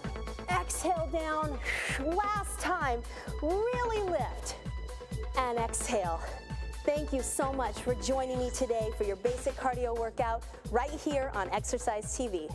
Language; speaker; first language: English; native; English